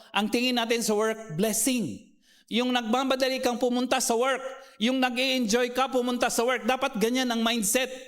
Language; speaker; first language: Filipino; non-native, local second language; Cebuano